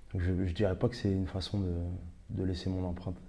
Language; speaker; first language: French; native; French